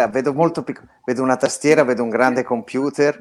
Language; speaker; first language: Italian; native; Italian